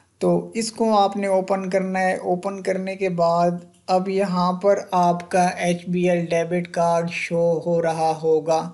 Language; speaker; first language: Hindi; non-native, local second language; Punjabi